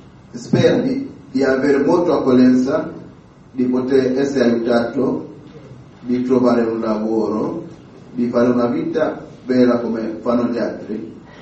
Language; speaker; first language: Italian; non-native, learner; Swahili